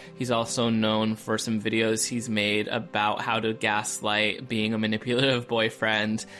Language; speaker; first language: English; native; English